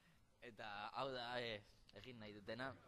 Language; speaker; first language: Basque; non-native, local second language; Spanish